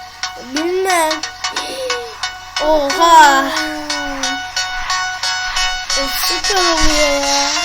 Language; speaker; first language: Turkish; native; Turkish